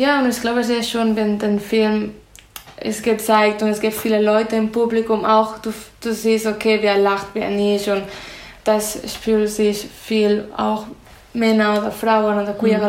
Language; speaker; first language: German; non-native, fluent; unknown